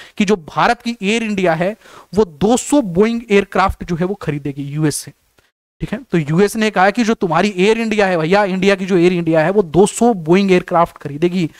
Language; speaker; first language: Hindi; native; Hindi